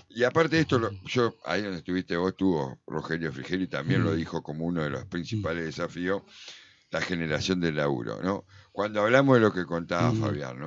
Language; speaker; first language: Spanish; native; Spanish